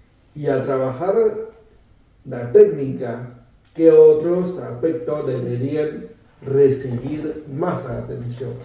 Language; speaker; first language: Spanish; non-native, fluent; Chinese